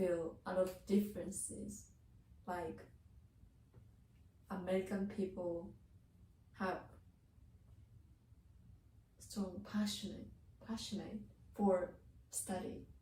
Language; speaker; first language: English; non-native, learner; Japanese